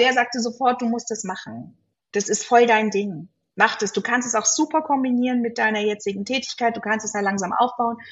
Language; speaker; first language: German; native; German